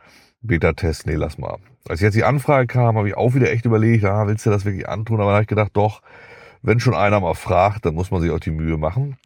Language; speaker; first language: German; native; German